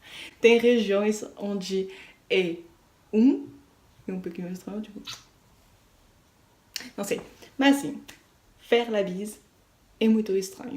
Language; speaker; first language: Portuguese; non-native, learner; French